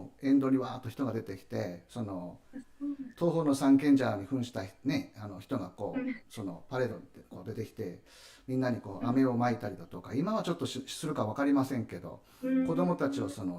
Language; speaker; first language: Japanese; native; Japanese